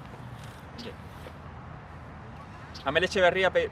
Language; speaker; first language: Spanish; native; Spanish